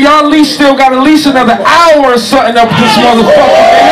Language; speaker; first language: English; native; English